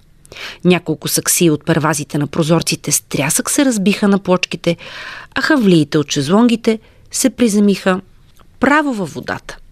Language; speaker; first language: Bulgarian; native; Bulgarian